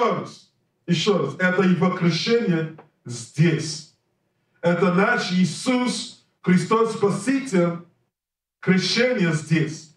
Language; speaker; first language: Russian; non-native, learner; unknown